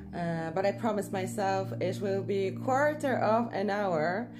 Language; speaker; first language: English; non-native, fluent; Polish